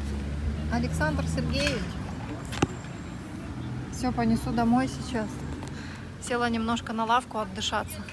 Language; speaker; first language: Russian; native; Russian